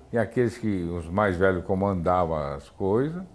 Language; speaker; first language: Portuguese; native; Portuguese